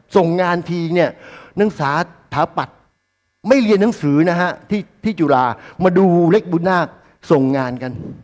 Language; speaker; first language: Thai; native; Thai